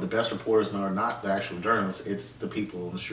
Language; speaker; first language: English; native; English